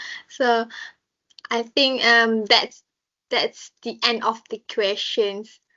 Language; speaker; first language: English; non-native, local second language; Malay